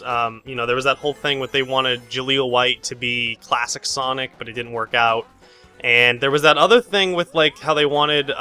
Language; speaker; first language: English; native; English